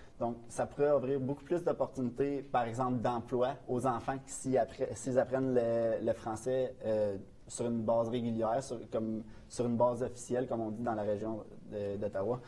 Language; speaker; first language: French; native; French